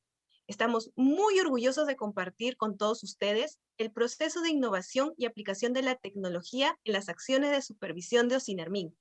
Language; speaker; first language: Spanish; native; Spanish